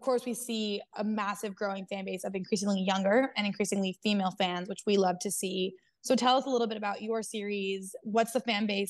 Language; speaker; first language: English; native; English